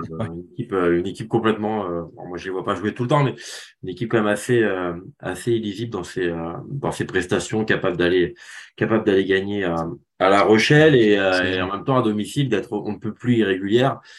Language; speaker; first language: French; native; French